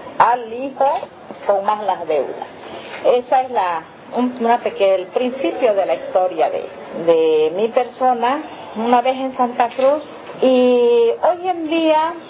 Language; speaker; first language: Spanish; non-native, local second language; Guarani